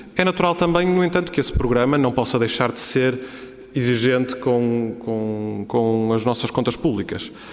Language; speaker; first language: Portuguese; native; Portuguese